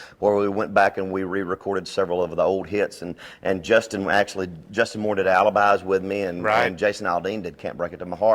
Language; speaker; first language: English; native; English